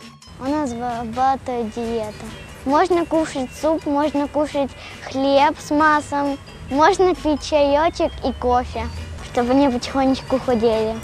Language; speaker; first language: Russian; non-native, local second language; Ukrainian